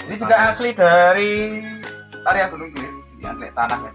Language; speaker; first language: Indonesian; native; Indonesian